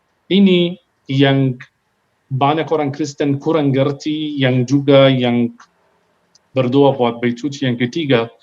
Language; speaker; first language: Indonesian; non-native, fluent; Hebrew